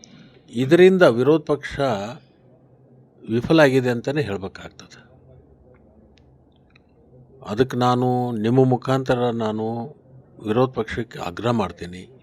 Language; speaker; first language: Kannada; native; Kannada